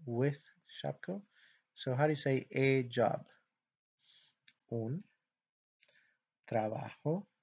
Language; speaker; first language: Spanish; non-native, fluent; English